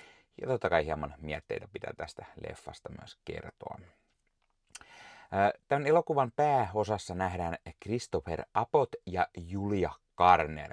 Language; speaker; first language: Finnish; native; Finnish